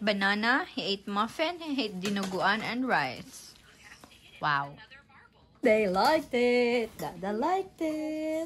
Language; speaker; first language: English; non-native, local second language; Filipino